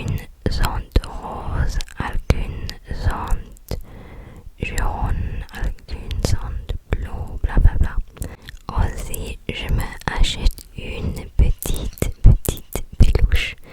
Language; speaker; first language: French; non-native, learner; English